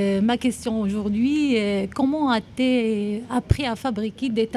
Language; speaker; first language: French; non-native, learner; Arabic